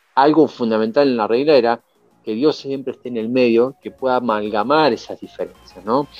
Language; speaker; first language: Spanish; native; Spanish